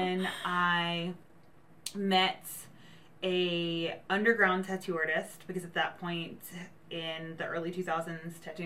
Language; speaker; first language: English; native; English